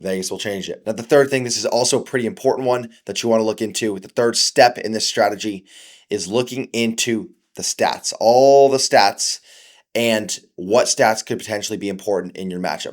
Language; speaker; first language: English; native; English